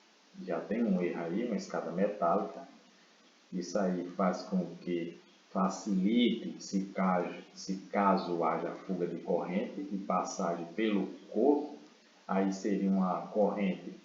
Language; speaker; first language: Portuguese; native; Portuguese